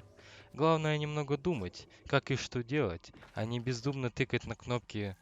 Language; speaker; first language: Russian; native; Russian